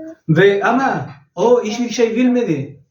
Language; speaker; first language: Turkish; non-native, learner; Spanish